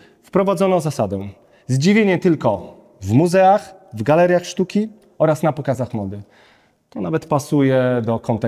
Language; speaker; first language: Polish; native; Polish